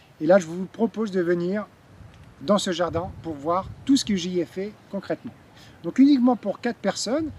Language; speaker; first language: French; native; French